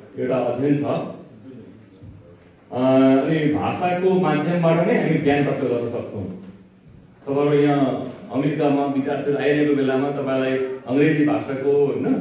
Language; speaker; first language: Nepali; non-native, local second language; Eastern Tamang